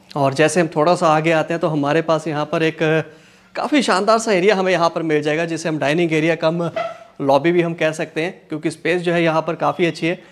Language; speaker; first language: Hindi; native; Hindi